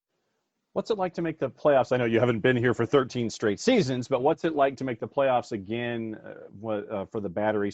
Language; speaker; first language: English; native; English